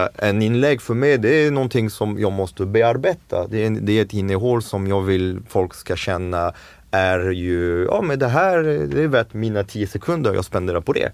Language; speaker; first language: Swedish; non-native, fluent; French